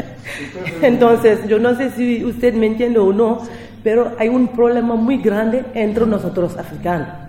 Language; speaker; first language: Spanish; non-native, learner; French